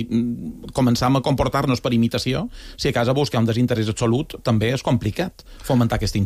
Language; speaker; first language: Catalan; native; Catalan